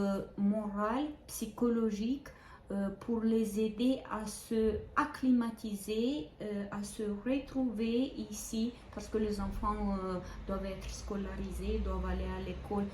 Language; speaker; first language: French; non-native, fluent; Ukrainian